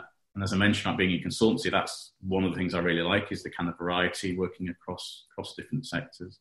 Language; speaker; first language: English; native; English